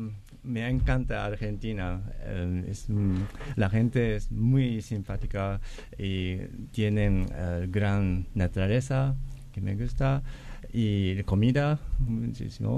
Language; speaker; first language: Spanish; non-native, learner; Japanese